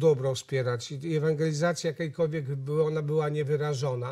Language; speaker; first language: Polish; native; Polish